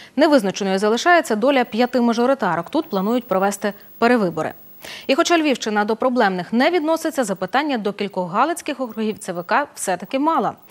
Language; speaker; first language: Ukrainian; native; Ukrainian